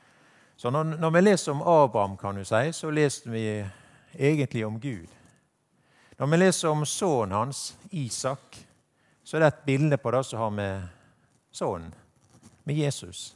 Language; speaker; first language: Norwegian; native; Norwegian